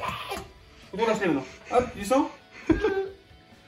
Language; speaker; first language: French; native; French